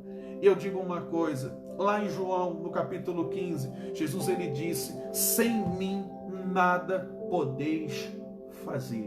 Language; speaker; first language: Portuguese; native; Portuguese